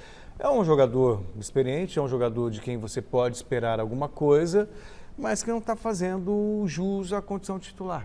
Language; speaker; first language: Portuguese; native; Portuguese